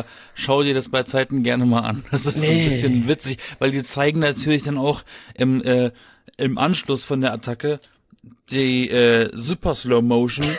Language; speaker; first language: German; native; German